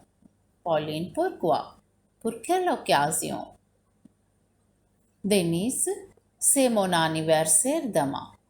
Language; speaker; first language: French; non-native, fluent; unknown